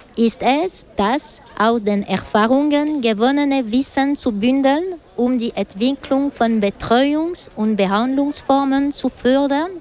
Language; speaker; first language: German; non-native, local second language; French